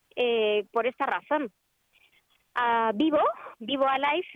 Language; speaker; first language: Spanish; native; Spanish